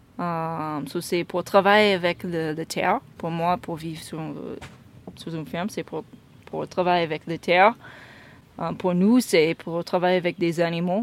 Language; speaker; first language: French; non-native, fluent; English